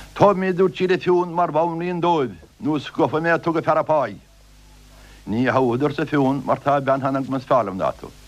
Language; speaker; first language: Irish; native; Irish